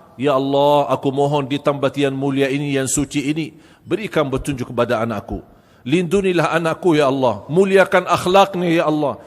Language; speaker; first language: Malay; non-native, fluent; Arabic